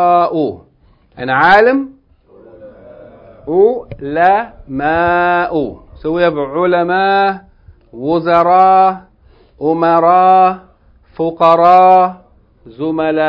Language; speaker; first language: Arabic; non-native, fluent; English